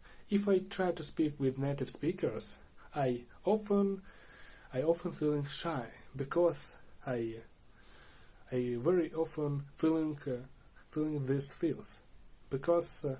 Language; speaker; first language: English; non-native, learner; Russian